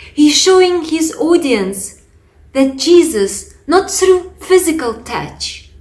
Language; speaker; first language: English; non-native, fluent; Russian